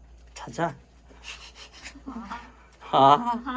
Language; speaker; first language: Korean; native; Korean